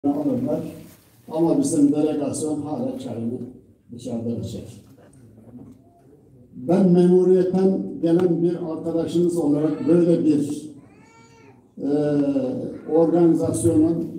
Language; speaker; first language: Turkish; native; Turkish